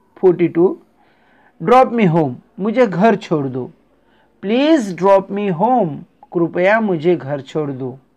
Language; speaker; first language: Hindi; non-native, local second language; Marathi